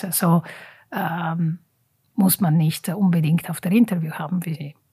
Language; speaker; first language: German; non-native, fluent; Italian